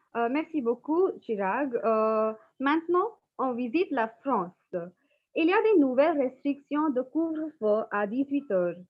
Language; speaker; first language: French; non-native, fluent; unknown